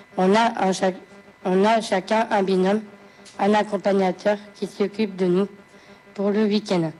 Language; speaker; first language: French; native; French